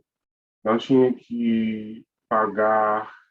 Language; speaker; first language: Portuguese; non-native, learner; English